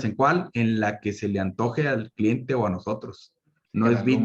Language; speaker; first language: Spanish; native; Spanish